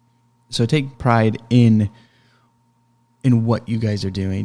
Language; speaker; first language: English; native; English